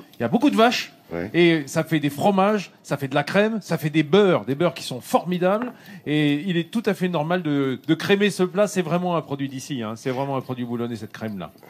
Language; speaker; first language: French; native; French